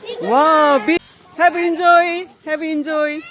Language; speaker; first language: English; non-native, learner; Korean